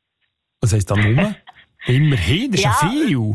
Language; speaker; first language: German; native; German